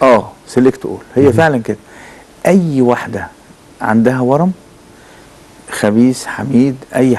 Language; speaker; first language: Arabic; native; Arabic